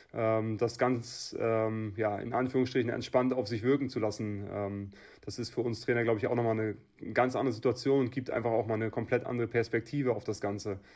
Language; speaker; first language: German; native; German